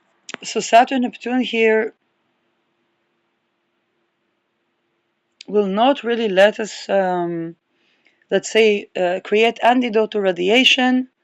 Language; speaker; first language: English; non-native, fluent; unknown